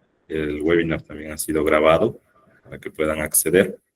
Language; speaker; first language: Spanish; native; Spanish